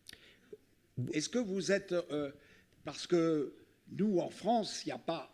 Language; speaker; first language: French; native; French